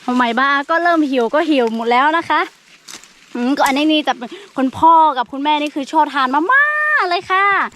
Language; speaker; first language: Thai; non-native, local second language; Lahu